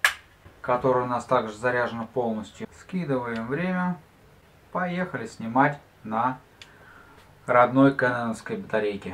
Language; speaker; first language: Russian; native; Russian